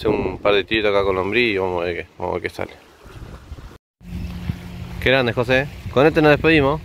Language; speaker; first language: Spanish; native; Spanish